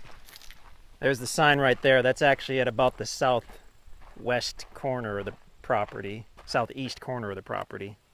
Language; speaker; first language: English; native; English